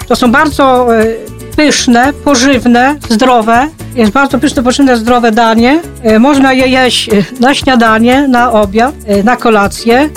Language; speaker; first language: Polish; native; Polish